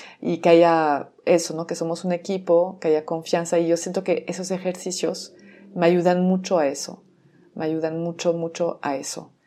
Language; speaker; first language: Spanish; non-native, fluent; French